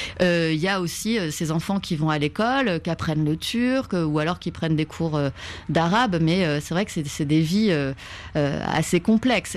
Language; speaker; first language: French; native; French